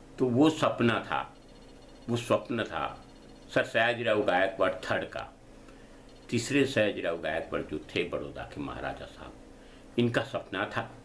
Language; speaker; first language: Hindi; non-native, local second language; Gujarati